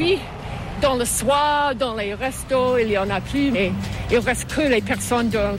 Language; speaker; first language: French; non-native, fluent; English